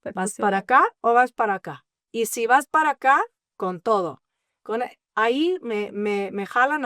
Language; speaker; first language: Spanish; early bilingual, heritage; English